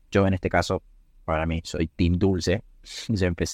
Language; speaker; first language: Spanish; native; Spanish